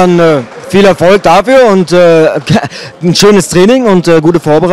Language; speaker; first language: German; native; German